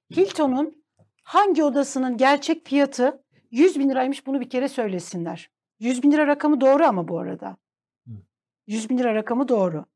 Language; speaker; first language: Turkish; native; Turkish